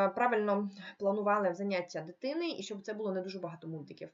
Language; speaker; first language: Ukrainian; non-native, local second language; Russian